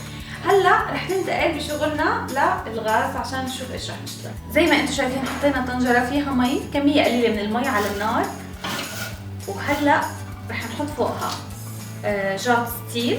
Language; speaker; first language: Arabic; native; Arabic